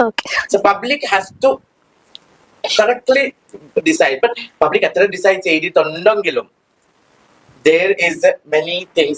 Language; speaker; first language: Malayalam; non-native, local second language; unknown